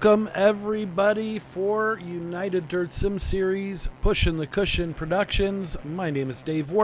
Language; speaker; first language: English; native; English